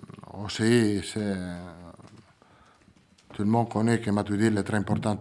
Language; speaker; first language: French; non-native, learner; Italian